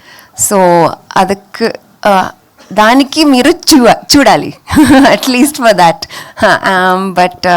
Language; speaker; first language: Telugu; non-native, local second language; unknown